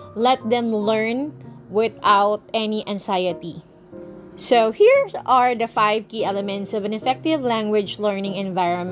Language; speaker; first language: English; non-native, local second language; Filipino